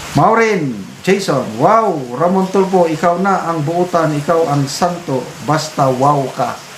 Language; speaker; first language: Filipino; non-native, local second language; Cebuano